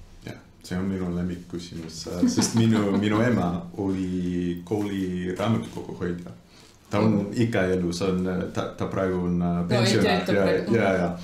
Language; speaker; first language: Estonian; non-native, fluent; English